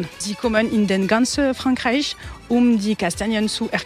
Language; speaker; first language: German; non-native, learner; French